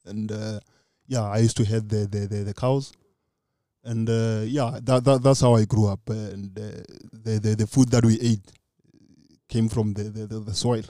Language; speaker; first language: English; non-native, local second language; Northern Sotho